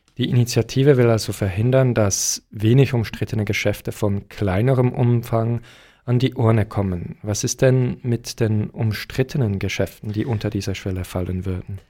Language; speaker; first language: German; native; German